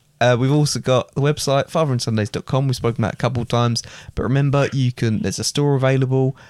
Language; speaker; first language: English; native; English